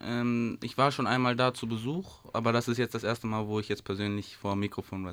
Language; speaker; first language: German; native; German